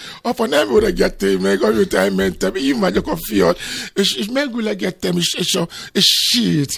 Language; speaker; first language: Hungarian; non-native, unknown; Yoruba